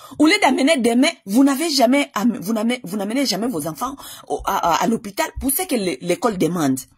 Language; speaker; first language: French; non-native, local second language; Lingala